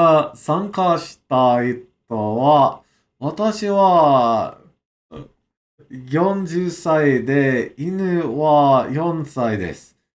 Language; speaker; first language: Japanese; non-native, learner; English